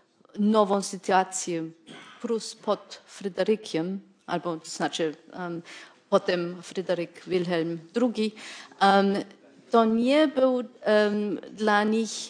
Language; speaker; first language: Polish; non-native, fluent; German